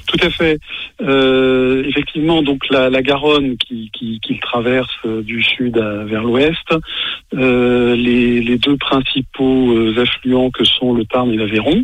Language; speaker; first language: French; native; French